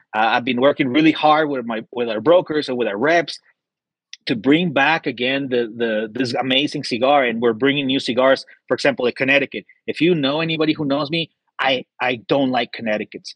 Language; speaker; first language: English; native; English